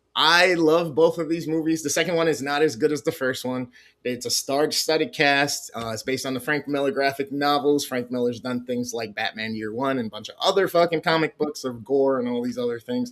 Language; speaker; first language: English; native; English